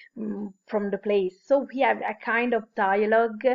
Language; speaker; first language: English; non-native, fluent; Italian